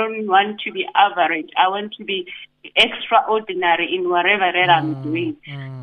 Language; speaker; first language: English; non-native, local second language; Zulu